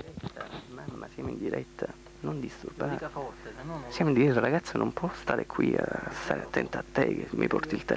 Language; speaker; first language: Italian; native; Italian